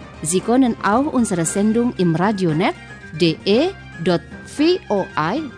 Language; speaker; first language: German; non-native, learner; Indonesian